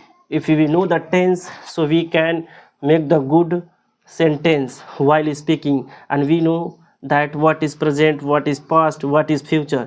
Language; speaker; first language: English; non-native, local second language; Hindi